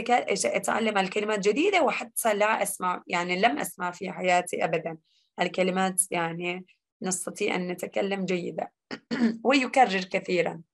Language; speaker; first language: Arabic; non-native, learner; Turkish